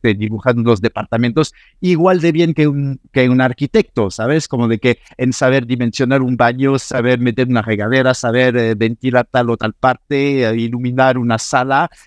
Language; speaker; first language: Spanish; non-native, fluent; French